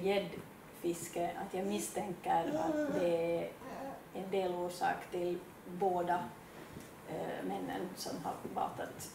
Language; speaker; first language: Swedish; native; Swedish